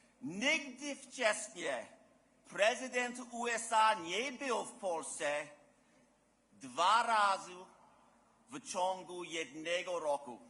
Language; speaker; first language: Polish; early bilingual, heritage; English